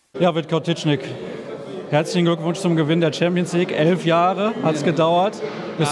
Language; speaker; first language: German; native; German